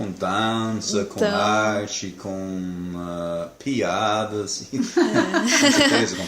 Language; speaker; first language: Portuguese; non-native, fluent; English